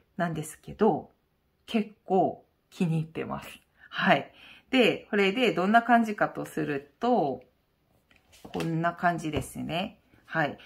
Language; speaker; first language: Japanese; non-native, fluent; Korean